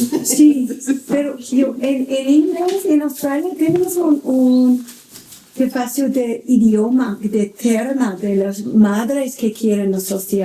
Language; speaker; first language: Spanish; non-native, learner; English